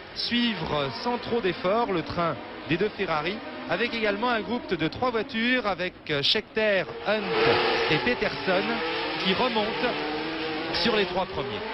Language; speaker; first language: French; native; French